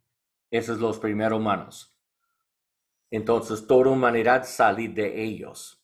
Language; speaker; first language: Spanish; non-native, learner; English